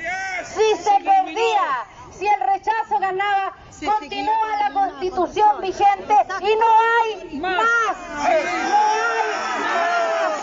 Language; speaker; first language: Spanish; native; Spanish